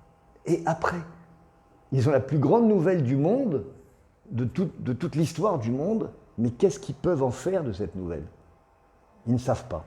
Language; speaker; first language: French; native; French